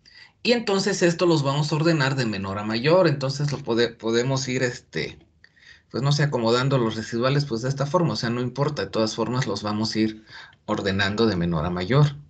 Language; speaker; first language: Spanish; native; Spanish